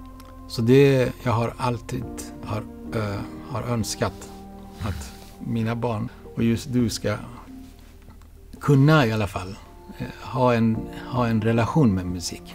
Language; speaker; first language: Swedish; non-native, fluent; Baluchi